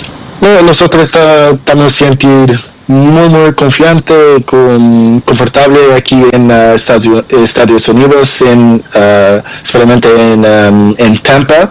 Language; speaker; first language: Spanish; non-native, learner; Portuguese